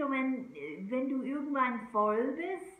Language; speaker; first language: German; non-native, fluent; English